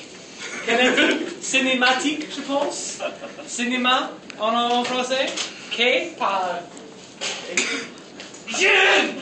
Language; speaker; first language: French; non-native, local second language; English